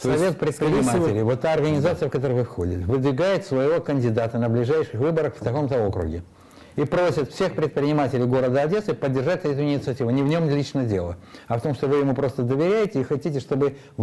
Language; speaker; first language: Russian; native; Russian